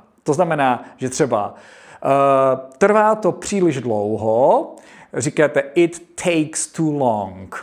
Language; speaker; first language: Czech; native; Czech